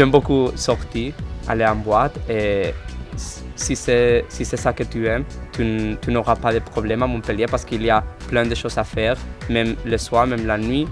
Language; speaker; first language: French; non-native, fluent; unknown